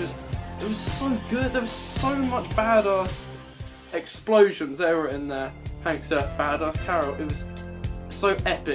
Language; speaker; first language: English; native; English